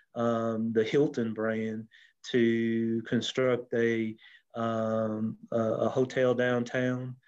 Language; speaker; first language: English; native; English